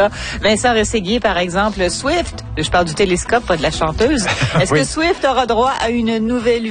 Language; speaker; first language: French; native; French